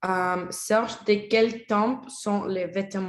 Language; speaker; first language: French; non-native, learner; Spanish